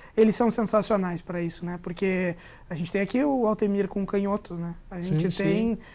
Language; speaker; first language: Portuguese; native; Portuguese